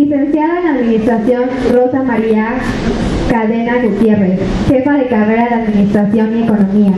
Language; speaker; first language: Spanish; native; Spanish